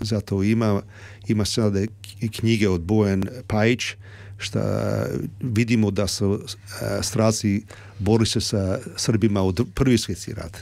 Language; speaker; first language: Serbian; early bilingual, heritage; Croatian